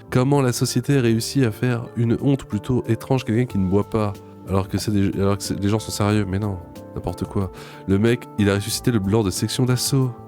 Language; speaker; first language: French; native; French